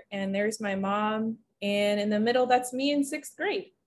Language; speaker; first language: English; native; English